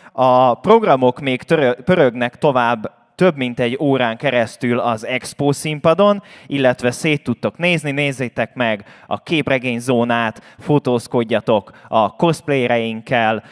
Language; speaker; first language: Hungarian; native; Hungarian